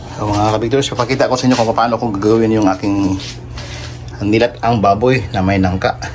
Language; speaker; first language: Filipino; non-native, local second language; Cebuano